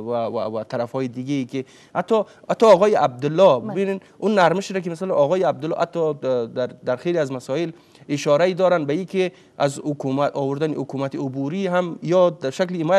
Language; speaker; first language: Persian; native; Persian